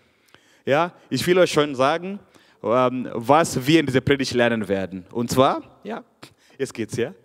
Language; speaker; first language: German; non-native, fluent; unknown